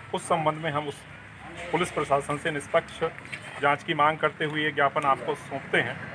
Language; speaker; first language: Hindi; native; Hindi